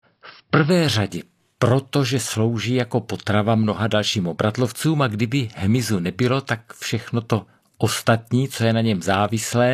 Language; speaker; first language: Czech; native; Czech